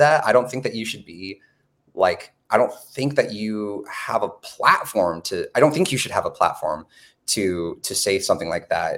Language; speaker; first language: English; native; English